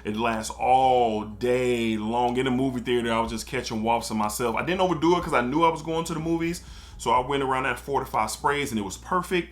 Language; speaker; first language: English; native; English